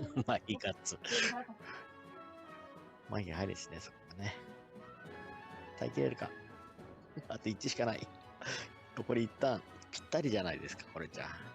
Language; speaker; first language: Japanese; native; Japanese